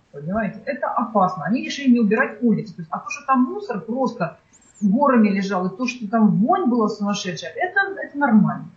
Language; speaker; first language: Russian; native; Russian